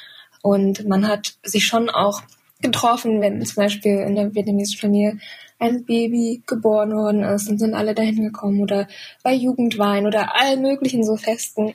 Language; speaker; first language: German; native; German